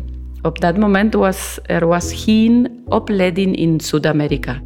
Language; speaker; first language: Dutch; non-native, learner; Spanish